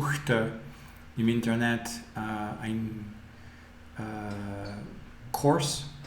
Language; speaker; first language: German; non-native, learner; English